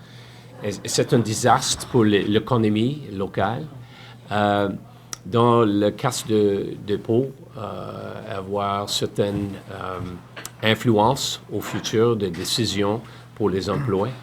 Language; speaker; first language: French; non-native, learner; English